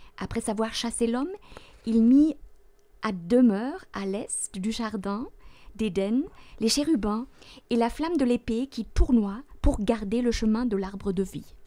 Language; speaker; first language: French; non-native, fluent; German